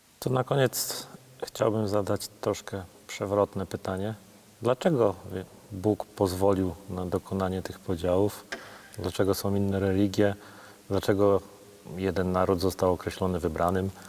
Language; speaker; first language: Polish; native; Polish